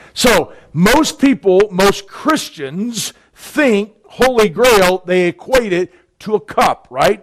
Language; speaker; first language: English; native; English